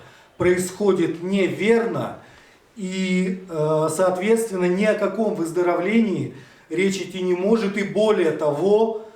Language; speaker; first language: Russian; native; Russian